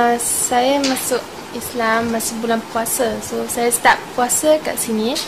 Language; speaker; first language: Malay; non-native, fluent; German